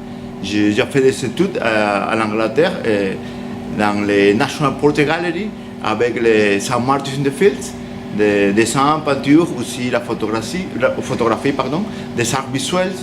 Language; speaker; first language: French; non-native, learner; Spanish